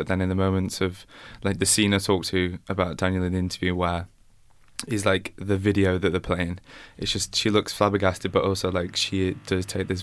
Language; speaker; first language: English; native; English